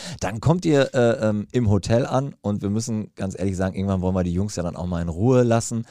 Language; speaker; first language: German; native; German